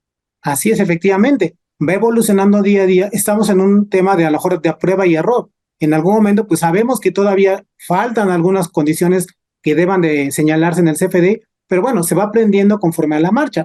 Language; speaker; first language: Spanish; native; Spanish